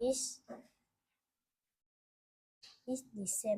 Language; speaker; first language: English; non-native, learner; Vietnamese